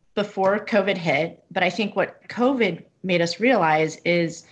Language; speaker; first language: English; native; English